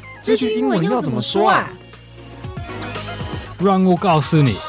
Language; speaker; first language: Chinese; non-native, fluent; English